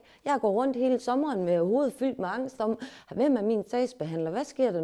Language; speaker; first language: Danish; native; Danish